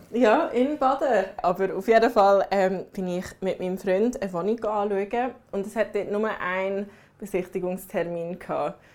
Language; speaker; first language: German; early bilingual, other home language; English